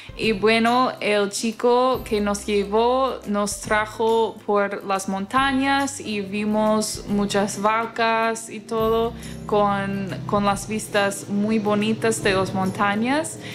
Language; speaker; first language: Spanish; non-native, fluent; English